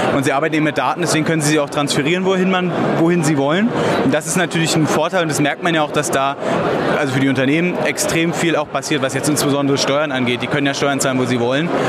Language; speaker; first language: German; native; German